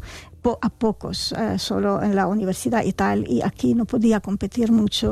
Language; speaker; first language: Spanish; non-native, fluent; Arabic